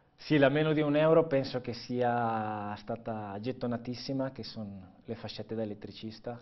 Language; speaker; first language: Italian; non-native, fluent; Catalan